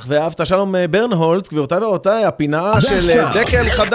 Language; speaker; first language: Hebrew; native; Hebrew